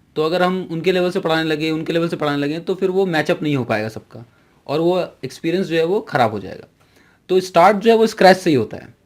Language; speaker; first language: Hindi; native; Hindi